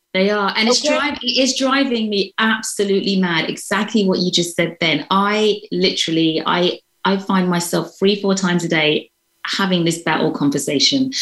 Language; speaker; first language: English; native; English